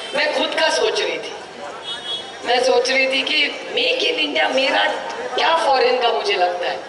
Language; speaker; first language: Hindi; non-native, local second language; Marathi